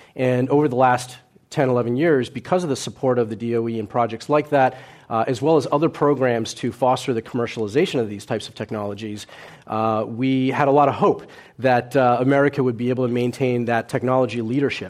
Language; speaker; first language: English; early bilingual, other home language; Cantonese